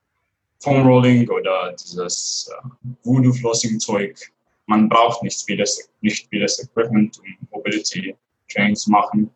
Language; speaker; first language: German; non-native, fluent; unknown